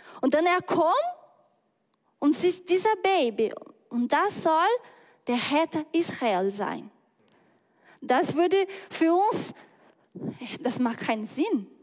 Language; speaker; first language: German; non-native, learner; Portuguese